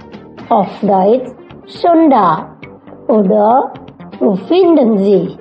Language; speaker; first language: German; non-native, fluent; Indonesian